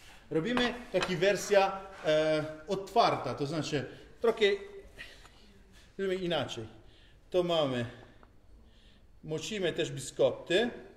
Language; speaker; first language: Polish; non-native, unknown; Italian